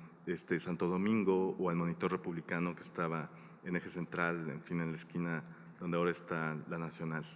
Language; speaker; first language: Spanish; native; Spanish